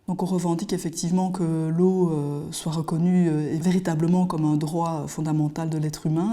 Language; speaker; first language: French; native; French